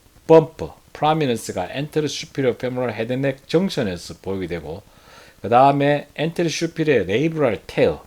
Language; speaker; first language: Korean; native; Korean